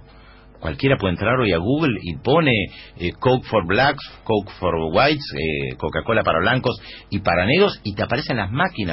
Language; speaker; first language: Spanish; native; Spanish